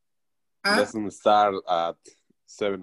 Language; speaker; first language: English; non-native, learner; Spanish